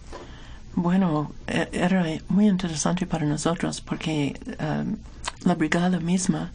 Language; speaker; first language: Spanish; non-native, fluent; English